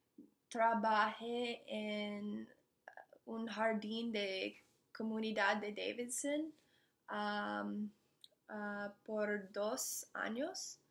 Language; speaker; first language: Spanish; non-native, learner; English